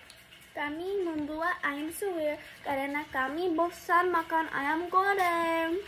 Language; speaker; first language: Indonesian; early bilingual, heritage; English